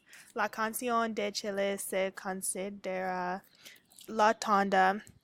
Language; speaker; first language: Spanish; non-native, learner; English